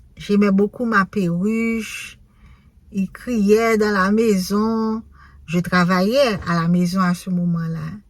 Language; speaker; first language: French; non-native, local second language; Haitian Creole